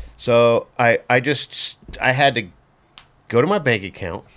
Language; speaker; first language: English; native; English